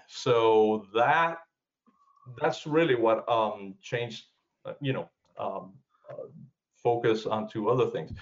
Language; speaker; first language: English; early bilingual, other home language; Spanish